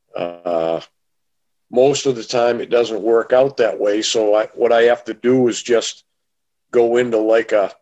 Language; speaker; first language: English; native; English